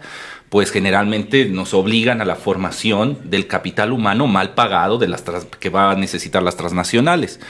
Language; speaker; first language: Spanish; native; Spanish